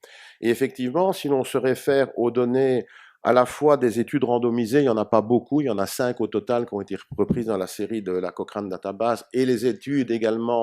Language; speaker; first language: French; native; French